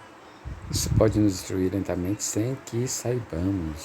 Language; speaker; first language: Portuguese; native; Portuguese